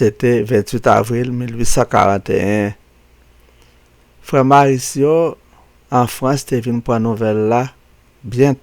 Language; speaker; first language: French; non-native, local second language; Haitian Creole